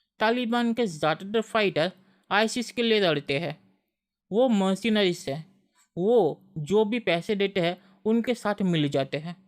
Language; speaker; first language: Hindi; native; Hindi